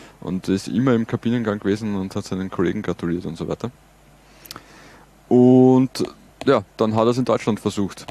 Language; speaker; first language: German; native; German